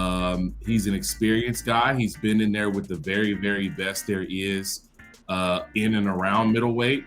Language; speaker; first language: English; native; English